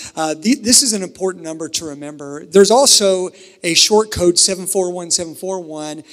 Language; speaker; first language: English; native; English